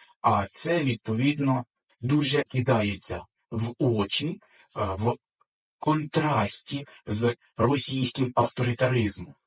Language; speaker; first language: Ukrainian; native; Ukrainian